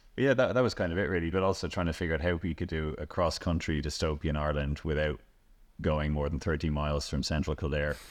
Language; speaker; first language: English; native; English